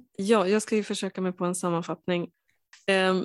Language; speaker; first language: Swedish; native; Swedish